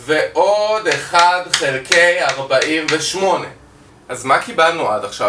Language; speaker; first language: Hebrew; native; Hebrew